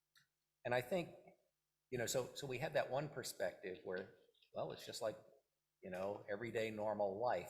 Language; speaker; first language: English; native; English